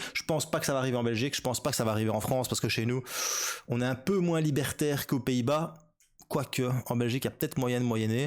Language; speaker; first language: French; native; French